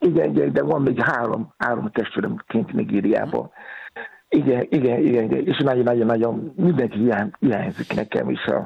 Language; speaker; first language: Hungarian; non-native, fluent; Yoruba